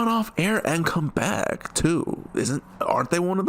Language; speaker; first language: English; native; English